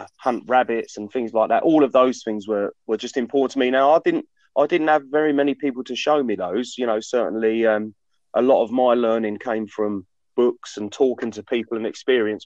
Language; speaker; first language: English; native; English